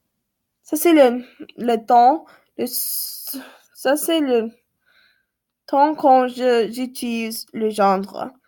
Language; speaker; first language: French; non-native, learner; English